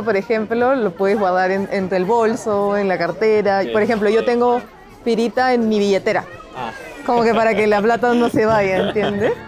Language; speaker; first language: Spanish; native; Spanish